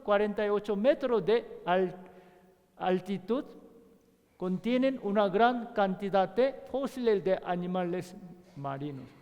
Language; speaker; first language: Spanish; non-native, learner; Korean